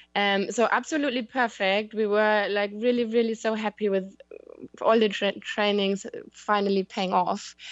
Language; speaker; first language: English; non-native, fluent; German